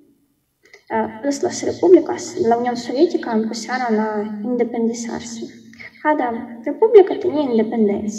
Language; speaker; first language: Spanish; non-native, fluent; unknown